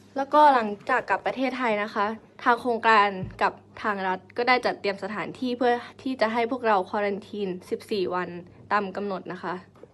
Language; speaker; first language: Thai; native; Thai